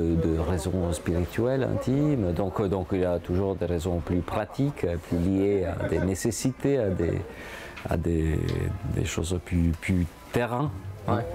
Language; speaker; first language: French; non-native, fluent; Italian